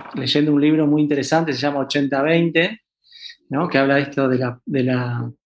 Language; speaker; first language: Spanish; native; Spanish